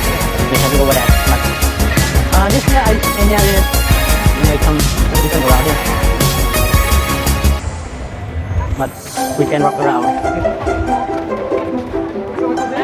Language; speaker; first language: English; non-native, learner; Lao